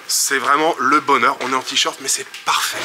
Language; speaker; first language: French; native; French